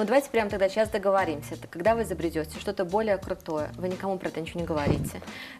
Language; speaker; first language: Russian; native; Russian